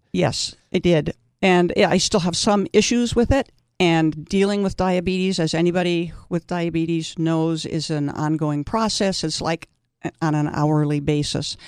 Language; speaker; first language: English; native; English